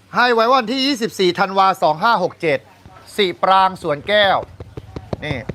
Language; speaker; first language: Thai; native; Thai